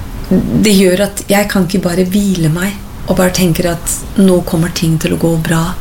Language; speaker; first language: Norwegian; non-native, fluent; English